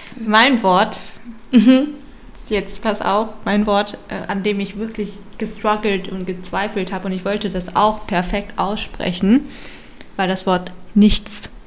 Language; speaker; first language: German; early bilingual, other home language; Vietnamese